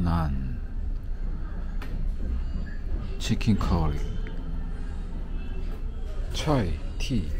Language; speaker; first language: Korean; non-native, learner; English